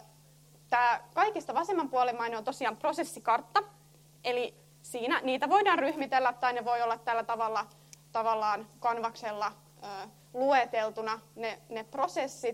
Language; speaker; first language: Finnish; native; Finnish